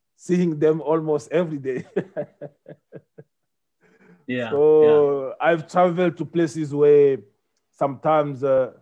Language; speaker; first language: English; non-native, fluent; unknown